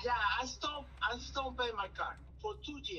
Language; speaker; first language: English; non-native, learner; Spanish